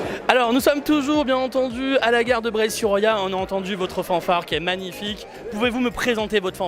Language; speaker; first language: French; native; French